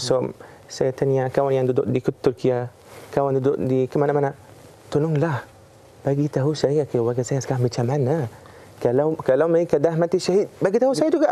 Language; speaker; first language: Indonesian; non-native, fluent; Arabic